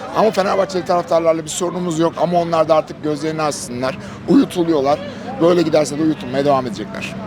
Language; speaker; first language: Turkish; early bilingual, heritage; Turkish